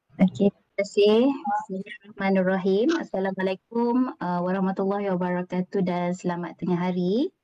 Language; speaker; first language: Malay; native; Malay